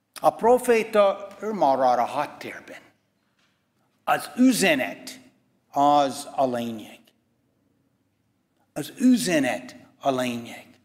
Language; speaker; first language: Hungarian; non-native, fluent; English